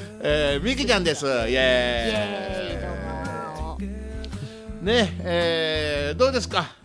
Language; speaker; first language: Japanese; native; Japanese